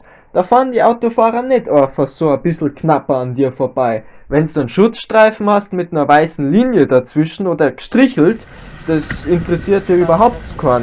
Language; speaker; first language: German; native; German